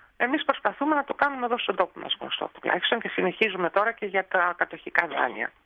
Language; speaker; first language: Greek; early bilingual, heritage; Greek